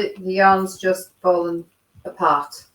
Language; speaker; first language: English; native; English